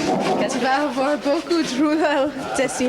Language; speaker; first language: French; non-native, local second language; English